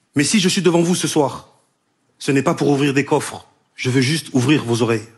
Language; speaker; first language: French; native; French